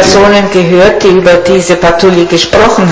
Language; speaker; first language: German; non-native, fluent; Italian